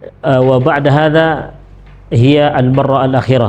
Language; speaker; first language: Arabic; non-native, fluent; Indonesian